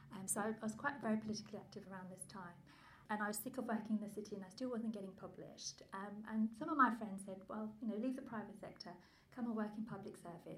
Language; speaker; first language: English; native; English